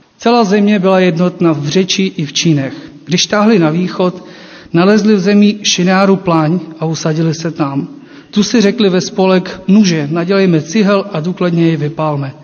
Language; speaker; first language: Czech; non-native, fluent; Ukrainian